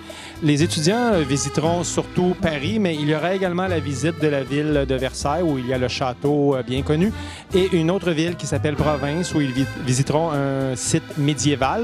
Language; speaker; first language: French; native; French